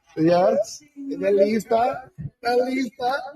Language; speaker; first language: Spanish; non-native, learner; English